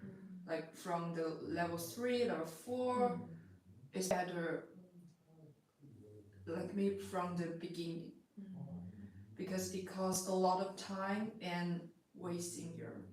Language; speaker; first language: English; non-native, fluent; Chinese